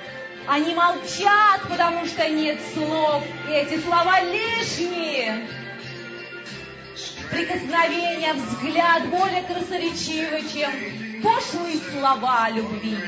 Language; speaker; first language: Russian; native; Russian